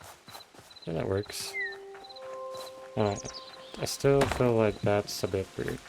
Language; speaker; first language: English; native; English